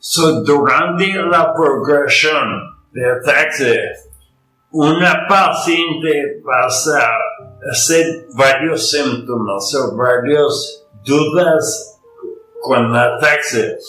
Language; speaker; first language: Spanish; non-native, learner; English